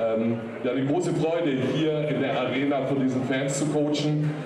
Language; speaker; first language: German; native; German